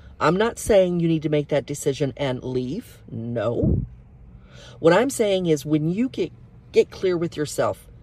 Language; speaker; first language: English; native; English